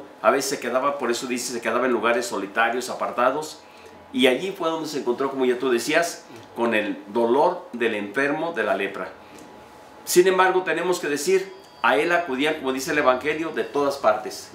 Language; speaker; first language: Spanish; native; Spanish